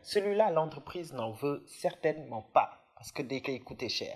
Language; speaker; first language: French; non-native, local second language; Wolof